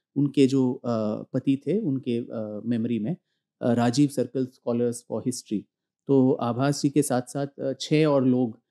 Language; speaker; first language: Hindi; non-native, local second language; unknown